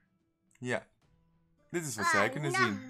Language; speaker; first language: Dutch; non-native, fluent; English